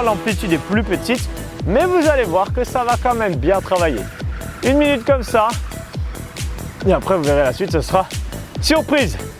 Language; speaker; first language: French; native; French